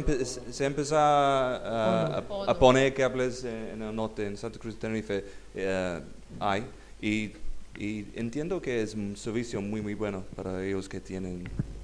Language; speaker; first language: Spanish; non-native, learner; English